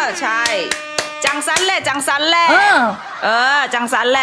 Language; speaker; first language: Thai; non-native, fluent; Korean